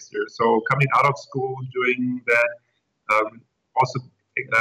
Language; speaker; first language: English; non-native, fluent; German